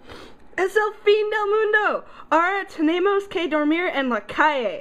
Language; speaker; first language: Spanish; non-native, learner; English